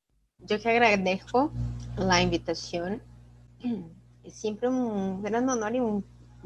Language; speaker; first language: Spanish; non-native, fluent; Portuguese